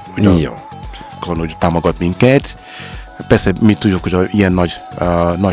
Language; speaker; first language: Hungarian; non-native, learner; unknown